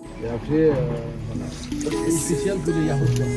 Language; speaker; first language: French; non-native, learner; Nepali